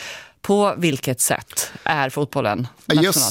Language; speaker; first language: Swedish; native; Swedish